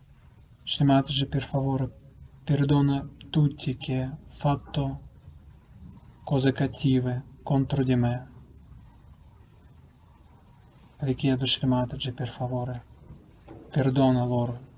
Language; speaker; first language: Italian; non-native, learner; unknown